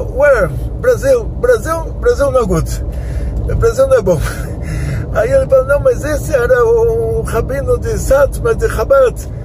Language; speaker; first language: Portuguese; native; Portuguese